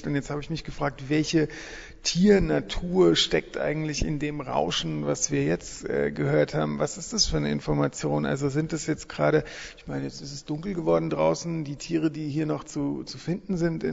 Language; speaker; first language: German; native; German